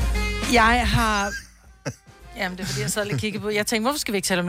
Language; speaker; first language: Danish; native; Danish